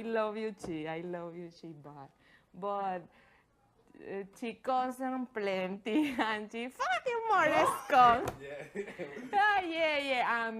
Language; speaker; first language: English; non-native, learner; Spanish